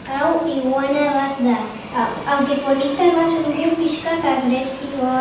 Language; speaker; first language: Basque; non-native, local second language; Spanish